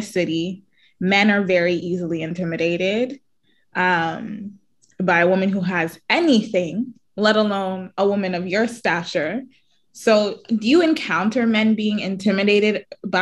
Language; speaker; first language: English; native; English